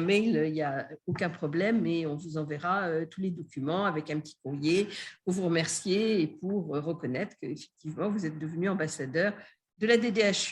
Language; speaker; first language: French; native; French